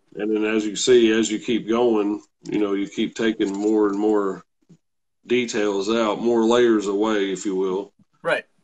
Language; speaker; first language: English; native; English